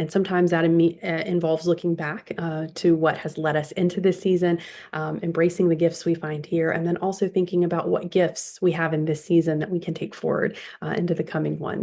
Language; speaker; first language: English; native; English